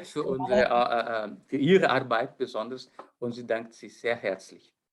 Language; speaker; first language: German; non-native, fluent; Portuguese